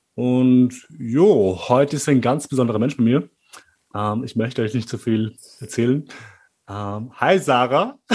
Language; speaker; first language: German; early bilingual, other home language; Albanian